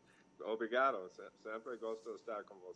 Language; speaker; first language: Portuguese; non-native, fluent; English